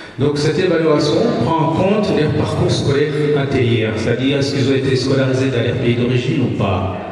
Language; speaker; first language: French; non-native, local second language; Kinyarwanda